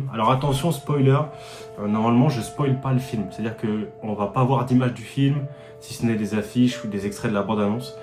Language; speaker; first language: French; native; French